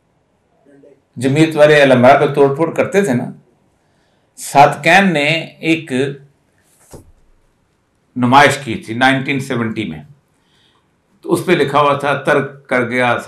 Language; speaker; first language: Urdu; native; Urdu